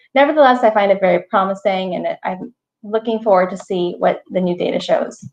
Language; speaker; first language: English; native; English